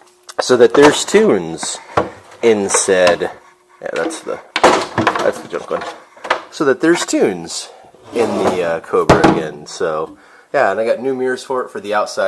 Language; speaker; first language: English; native; English